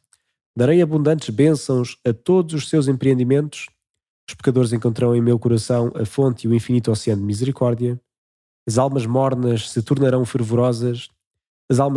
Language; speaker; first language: Portuguese; native; Portuguese